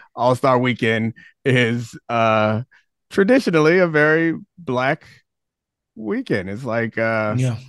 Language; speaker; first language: English; native; English